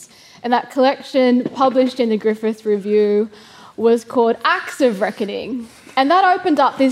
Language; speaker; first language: English; native; English